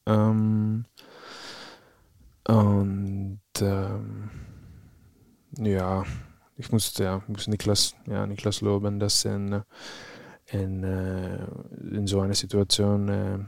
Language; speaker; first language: German; non-native, fluent; Czech